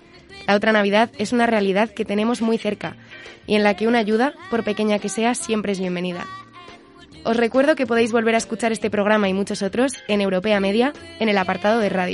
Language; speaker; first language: Spanish; native; Spanish